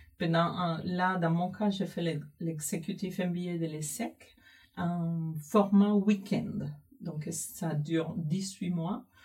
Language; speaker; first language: French; non-native, fluent; Spanish